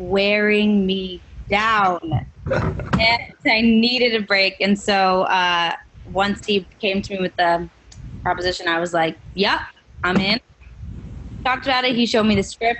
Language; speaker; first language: English; native; English